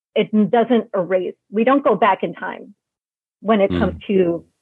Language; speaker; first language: English; native; English